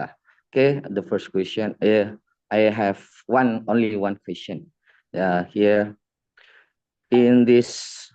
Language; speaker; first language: English; non-native, fluent; Indonesian